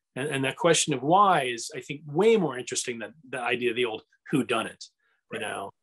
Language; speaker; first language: English; native; English